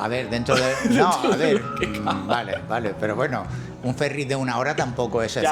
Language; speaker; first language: Spanish; native; Spanish